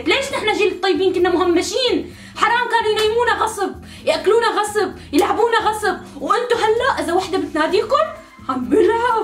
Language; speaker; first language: Arabic; native; Arabic